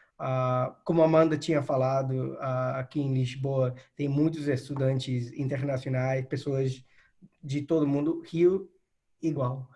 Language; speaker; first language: Portuguese; non-native, fluent; English